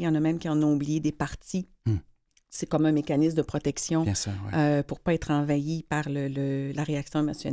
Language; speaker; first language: French; native; French